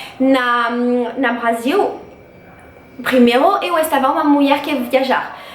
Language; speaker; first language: Portuguese; non-native, learner; French